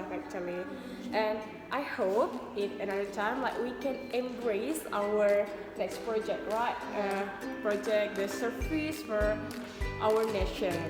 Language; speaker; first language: English; non-native, fluent; Indonesian